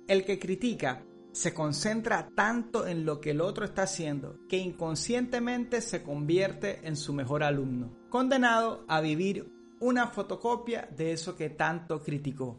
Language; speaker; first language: Spanish; native; Spanish